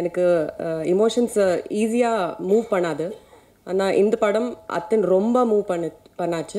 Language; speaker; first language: Tamil; non-native, learner; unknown